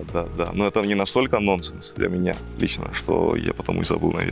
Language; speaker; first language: Russian; non-native, fluent; Greek